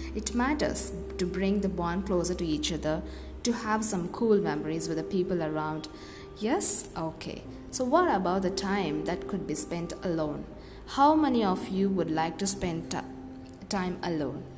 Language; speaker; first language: English; non-native, local second language; Tamil